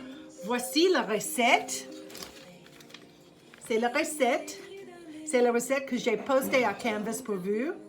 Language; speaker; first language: French; non-native, fluent; English